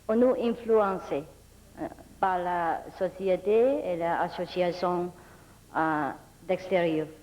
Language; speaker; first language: French; non-native, fluent; Vietnamese